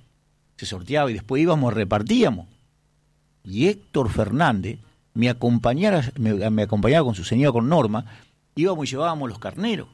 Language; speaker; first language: Spanish; native; Spanish